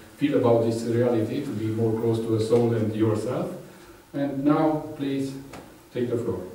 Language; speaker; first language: English; non-native, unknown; Romanian